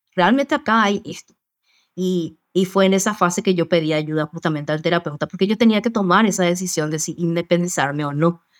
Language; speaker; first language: Spanish; native; Spanish